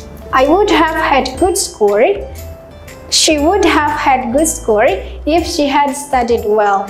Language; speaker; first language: English; non-native, learner; Indonesian